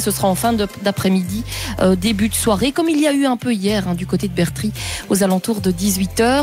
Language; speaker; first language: French; native; French